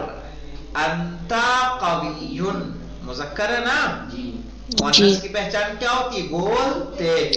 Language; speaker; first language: Urdu; native; Urdu